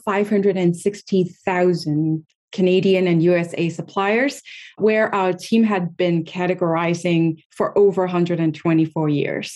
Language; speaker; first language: English; non-native, local second language; Cantonese